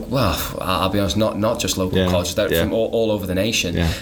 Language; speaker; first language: English; native; English